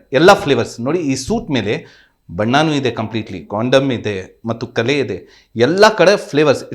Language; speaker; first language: Kannada; non-native, local second language; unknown